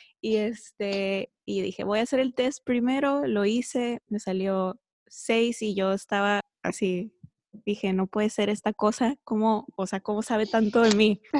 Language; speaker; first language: Spanish; early bilingual, heritage; Spanish